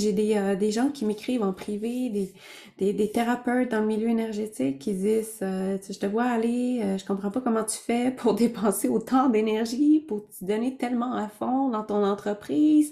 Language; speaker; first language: French; native; French